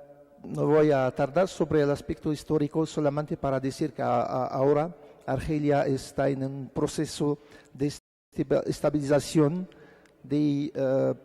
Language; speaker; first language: Spanish; non-native, fluent; Arabic